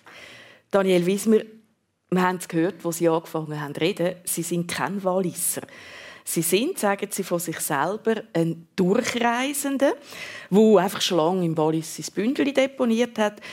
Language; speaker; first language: German; native; German